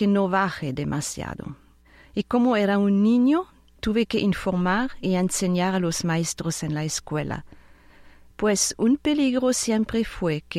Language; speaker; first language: Spanish; non-native, fluent; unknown